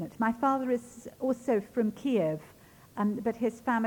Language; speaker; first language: English; non-native, local second language; Ukrainian